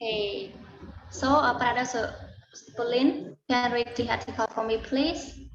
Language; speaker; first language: English; non-native, learner; Khmer